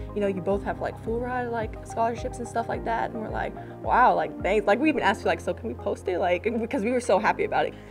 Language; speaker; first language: English; native; English